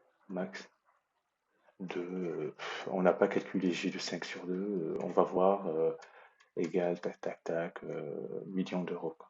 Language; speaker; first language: French; native; French